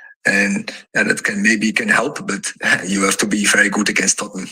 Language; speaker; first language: English; non-native, fluent; Dutch